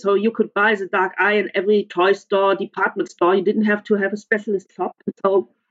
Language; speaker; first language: English; non-native, fluent; German